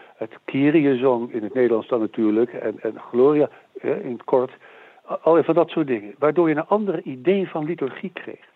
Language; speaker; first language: Dutch; native; Dutch